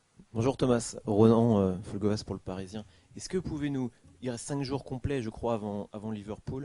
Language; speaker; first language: French; native; French